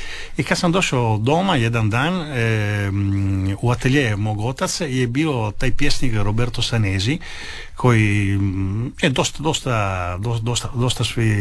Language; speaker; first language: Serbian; early bilingual, heritage; Italian